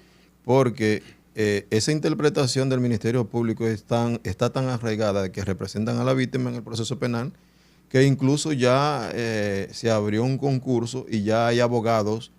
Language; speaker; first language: Spanish; native; Spanish